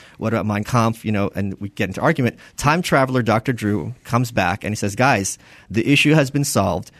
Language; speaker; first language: English; early bilingual, other home language; Russian